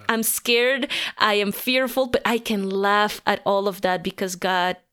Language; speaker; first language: English; non-native, fluent; Spanish